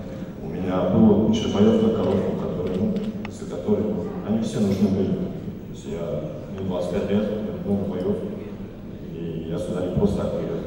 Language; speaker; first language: Russian; non-native, local second language; Uzbek